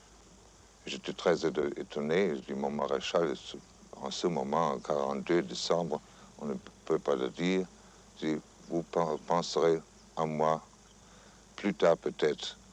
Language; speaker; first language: French; non-native, fluent; German